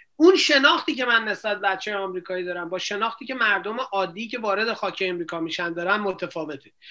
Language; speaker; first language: Persian; native; Persian